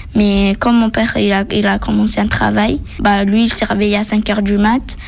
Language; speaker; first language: French; early bilingual, other home language; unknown